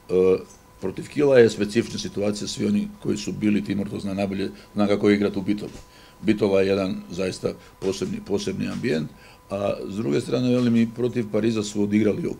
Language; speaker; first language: Croatian; native; Croatian